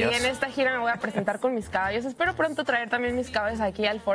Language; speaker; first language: Spanish; native; Spanish